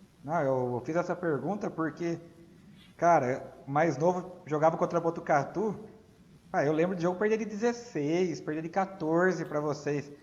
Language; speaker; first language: Portuguese; native; Portuguese